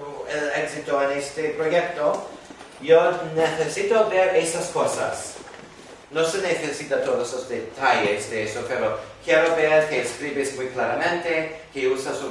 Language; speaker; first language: Spanish; non-native, fluent; English